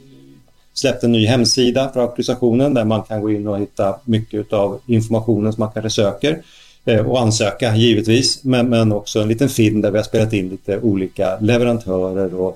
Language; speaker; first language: Swedish; native; Swedish